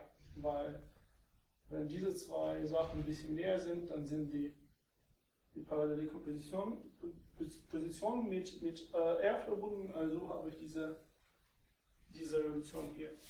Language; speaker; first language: German; non-native, fluent; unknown